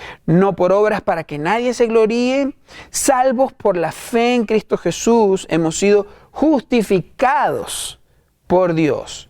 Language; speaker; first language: Spanish; native; Spanish